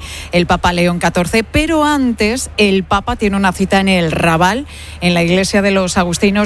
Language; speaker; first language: Spanish; native; Spanish